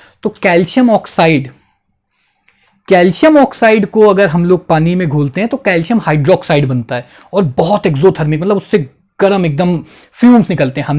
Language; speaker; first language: Hindi; native; Hindi